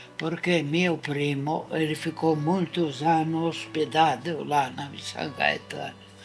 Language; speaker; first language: Portuguese; non-native, fluent; Italian